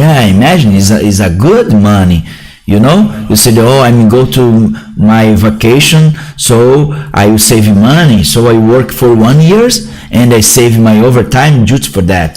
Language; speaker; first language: English; non-native, learner; Portuguese